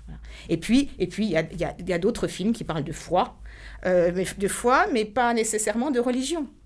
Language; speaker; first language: French; native; French